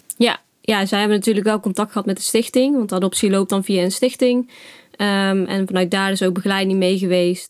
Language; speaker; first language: Dutch; native; Dutch